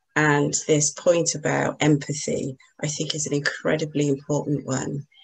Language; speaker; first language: English; native; English